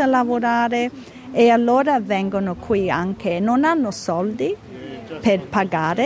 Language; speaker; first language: Italian; early bilingual, heritage; Italian